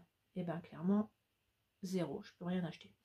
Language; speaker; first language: French; native; French